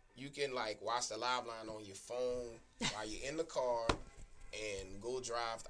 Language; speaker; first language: English; native; English